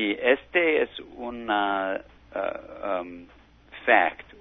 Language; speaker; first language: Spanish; non-native, learner; English